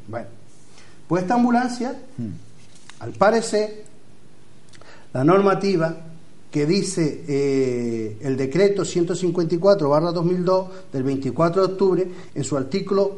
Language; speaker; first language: Spanish; native; Spanish